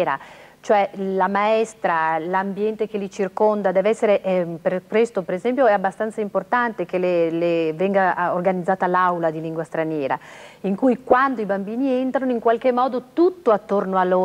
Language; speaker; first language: Italian; native; Italian